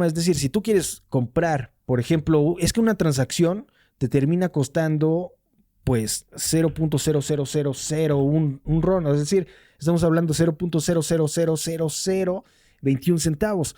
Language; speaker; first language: Spanish; native; Spanish